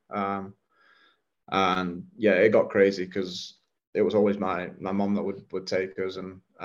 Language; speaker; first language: English; native; English